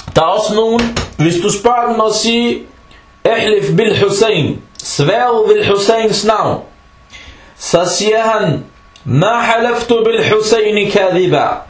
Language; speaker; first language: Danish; non-native, fluent; Arabic